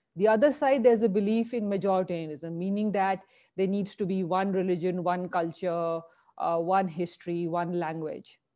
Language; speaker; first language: English; non-native, local second language; Hindi